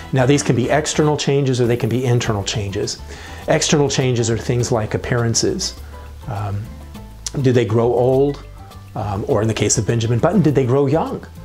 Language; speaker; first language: English; native; English